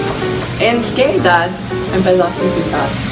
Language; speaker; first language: Spanish; non-native, learner; English